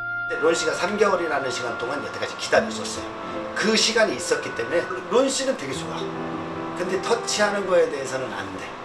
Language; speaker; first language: Korean; native; Korean